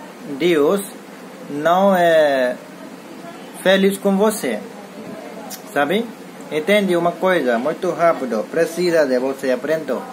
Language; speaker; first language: Portuguese; non-native, learner; Hindi